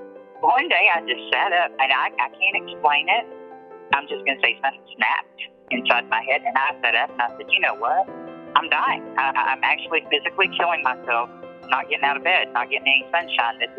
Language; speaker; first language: English; native; English